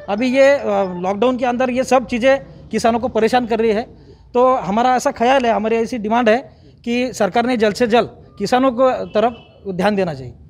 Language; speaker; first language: Hindi; non-native, local second language; Marathi